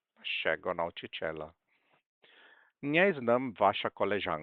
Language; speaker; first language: Polish; non-native, fluent; Portuguese